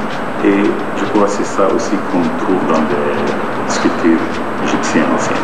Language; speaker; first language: French; non-native, fluent; Arabic